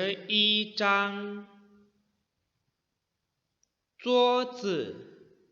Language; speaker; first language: Chinese; non-native, fluent; Indonesian